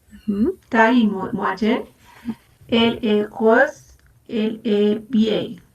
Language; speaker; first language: French; non-native, learner; Spanish